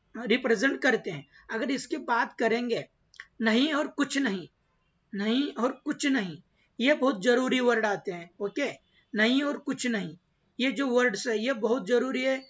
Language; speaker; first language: Hindi; non-native, local second language; Marathi